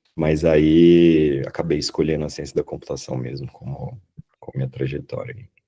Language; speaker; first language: Portuguese; native; Portuguese